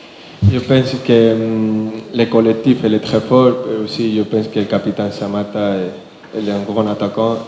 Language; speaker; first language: French; non-native, fluent; Spanish